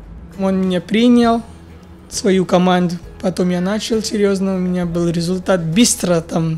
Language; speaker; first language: Russian; non-native, fluent; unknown